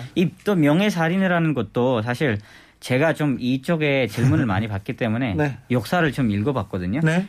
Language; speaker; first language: Korean; non-native, fluent; Balti